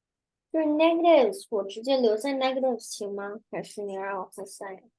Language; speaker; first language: Chinese; early bilingual, heritage; Chinese